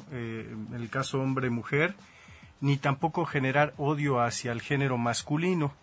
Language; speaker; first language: Spanish; native; Spanish